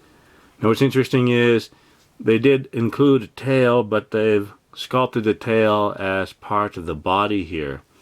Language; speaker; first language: English; native; English